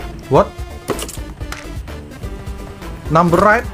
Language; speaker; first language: English; non-native, learner; Indonesian